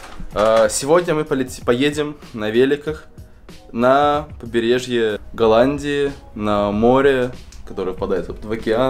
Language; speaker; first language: Russian; native; Russian